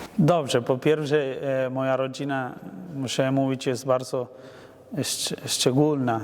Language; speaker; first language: Polish; non-native, learner; Spanish